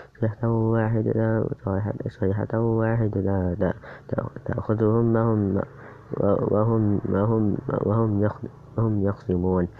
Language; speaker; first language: Arabic; non-native, learner; Indonesian